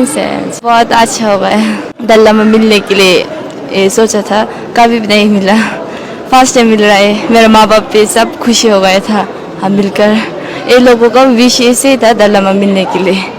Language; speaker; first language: Hindi; non-native, learner; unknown